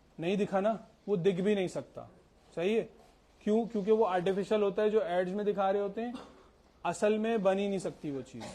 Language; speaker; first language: Urdu; native; Urdu